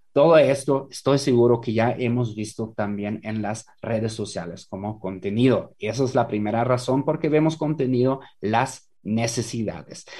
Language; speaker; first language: Spanish; non-native, fluent; German